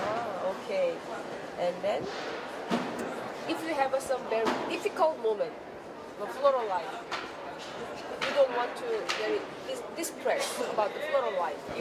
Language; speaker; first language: English; non-native, learner; Korean